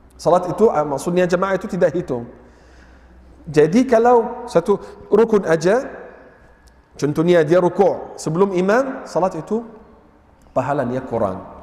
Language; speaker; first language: Malay; non-native, fluent; Arabic